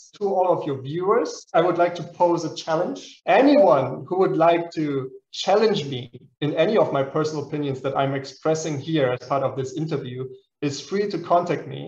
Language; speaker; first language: English; non-native, fluent; German